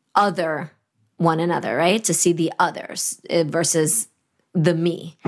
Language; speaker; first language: English; early bilingual, other home language; Russian